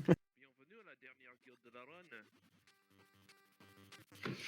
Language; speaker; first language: French; non-native, learner; English